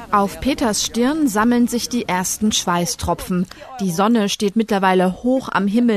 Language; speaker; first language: German; native; German